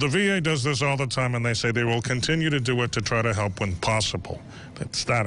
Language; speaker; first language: English; native; English